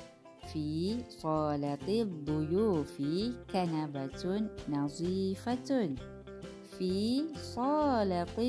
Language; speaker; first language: Arabic; non-native, fluent; Malay